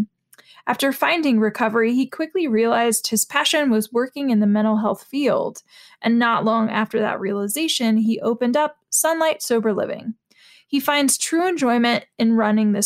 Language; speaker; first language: English; native; English